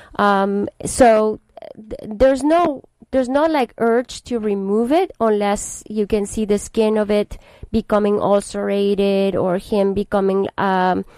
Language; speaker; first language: English; non-native, fluent; Spanish